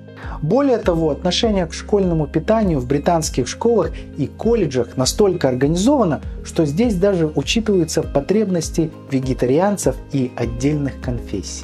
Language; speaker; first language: Russian; native; Russian